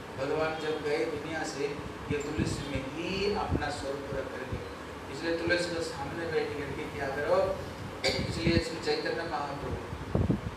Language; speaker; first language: Hindi; non-native, local second language; Bangla